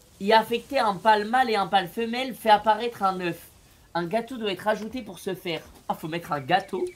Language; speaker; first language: French; native; French